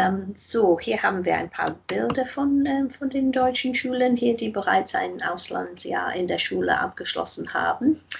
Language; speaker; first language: German; non-native, fluent; English